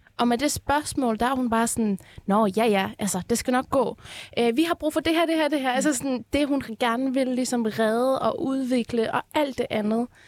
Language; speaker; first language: Danish; early bilingual, other home language; Persian